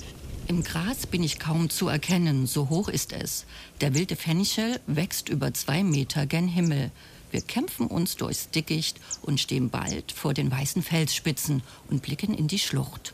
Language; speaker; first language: German; native; German